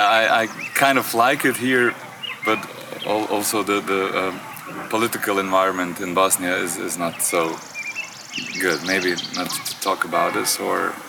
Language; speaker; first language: English; non-native, fluent; Croatian